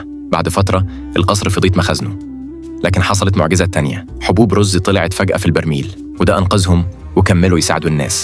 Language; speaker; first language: Arabic; native; Arabic